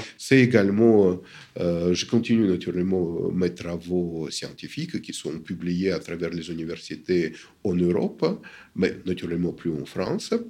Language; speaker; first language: French; non-native, fluent; Russian